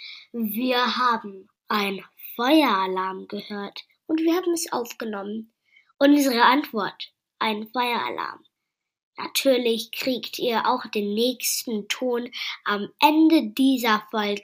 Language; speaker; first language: German; non-native, learner; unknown